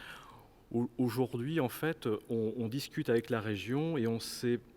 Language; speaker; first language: French; native; French